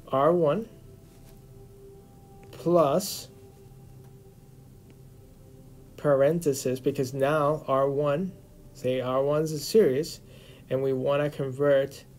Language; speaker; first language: English; native; English